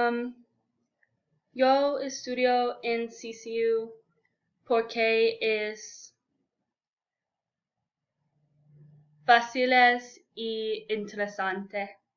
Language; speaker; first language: Spanish; non-native, learner; English